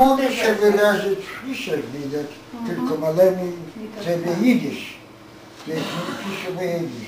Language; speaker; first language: Polish; non-native, local second language; Yiddish